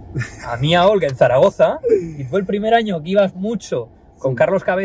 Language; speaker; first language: Spanish; native; Spanish